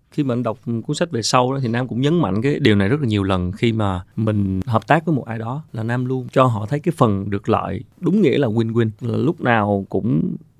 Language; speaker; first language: Vietnamese; native; Vietnamese